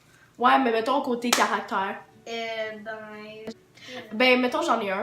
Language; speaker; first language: French; native; French